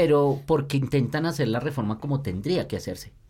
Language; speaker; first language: Spanish; native; Spanish